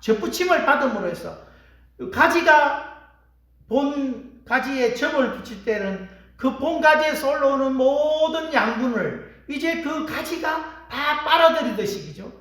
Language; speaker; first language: Korean; native; Korean